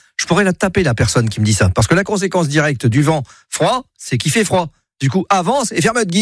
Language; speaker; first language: French; native; French